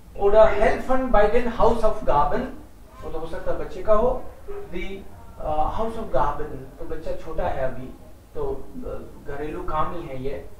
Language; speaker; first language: German; non-native, fluent; Hindi